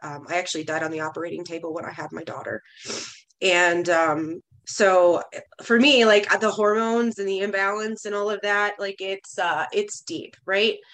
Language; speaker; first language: English; native; English